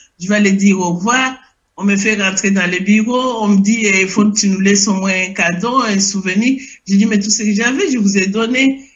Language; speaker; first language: French; non-native, local second language; Lingala